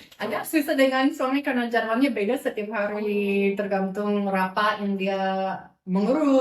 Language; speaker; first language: Indonesian; non-native, fluent; English